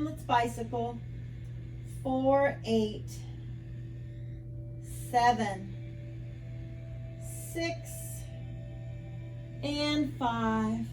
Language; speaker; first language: English; native; English